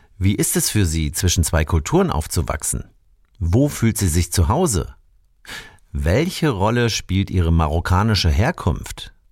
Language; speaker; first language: German; native; German